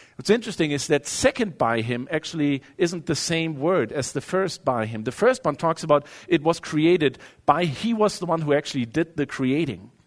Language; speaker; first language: English; non-native, fluent; German